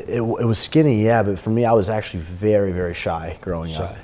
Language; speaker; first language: English; native; English